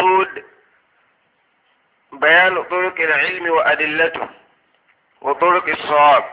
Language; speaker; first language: Arabic; non-native, fluent; Hausa